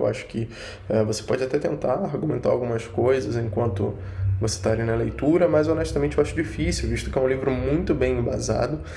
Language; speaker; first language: Portuguese; native; Portuguese